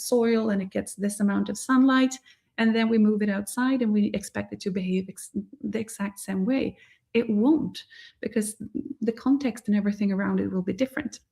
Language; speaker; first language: English; non-native, fluent; Swedish